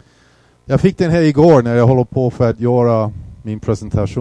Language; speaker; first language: Swedish; non-native, fluent; English